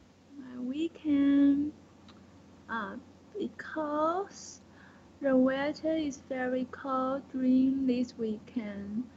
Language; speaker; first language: English; non-native, learner; Chinese